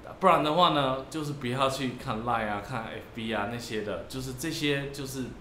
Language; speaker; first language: Chinese; native; Chinese